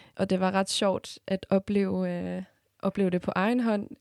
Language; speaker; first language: Danish; early bilingual, other home language; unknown